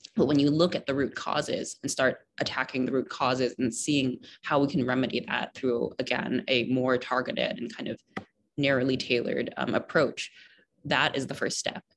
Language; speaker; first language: English; native; English